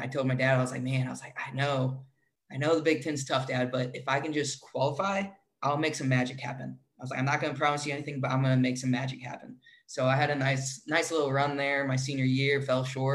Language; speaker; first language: English; native; English